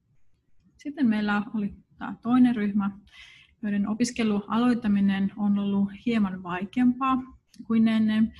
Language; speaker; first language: Finnish; non-native, fluent; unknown